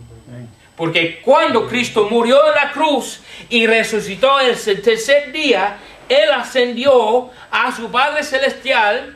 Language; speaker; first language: Spanish; non-native, fluent; English